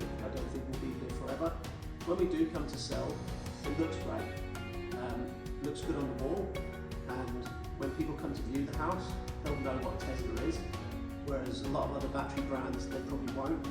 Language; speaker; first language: English; native; English